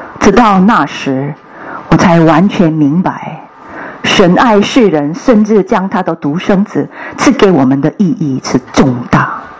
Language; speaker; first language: Chinese; non-native, fluent; Korean